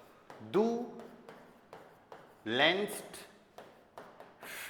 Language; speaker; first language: German; non-native, fluent; Hindi